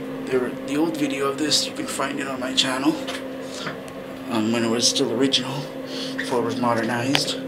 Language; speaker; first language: English; native; English